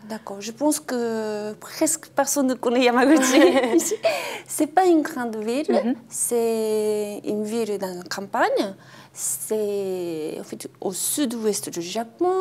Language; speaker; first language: French; non-native, fluent; Japanese